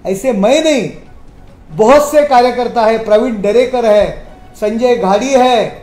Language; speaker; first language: Hindi; non-native, local second language; Marathi